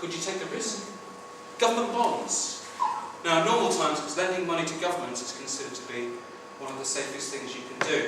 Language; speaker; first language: English; native; English